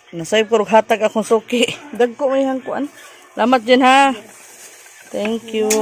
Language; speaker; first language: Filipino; non-native, local second language; Cebuano